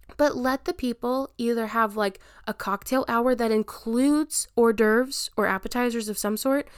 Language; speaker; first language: English; native; English